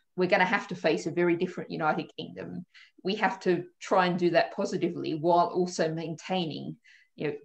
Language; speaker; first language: English; native; English